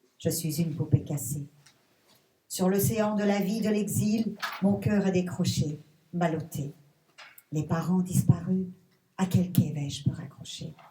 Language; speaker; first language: French; early bilingual, other home language; Persian